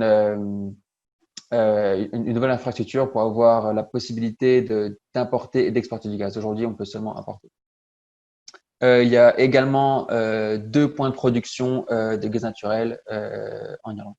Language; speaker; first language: French; native; French